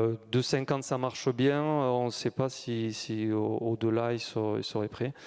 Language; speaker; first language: French; native; French